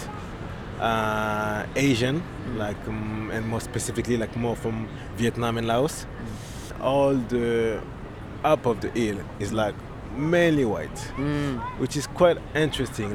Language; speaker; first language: English; non-native, fluent; French